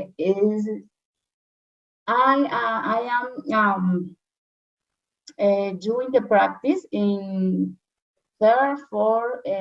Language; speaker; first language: English; non-native, learner; Spanish